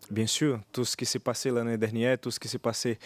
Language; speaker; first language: French; non-native, learner; Portuguese